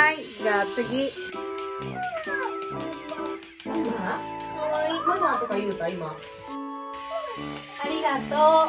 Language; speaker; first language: Japanese; native; Japanese